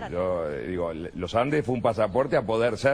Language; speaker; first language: Spanish; native; Spanish